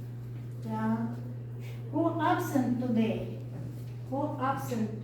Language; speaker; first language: English; non-native, learner; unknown